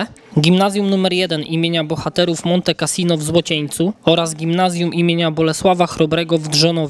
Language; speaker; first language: Polish; native; Polish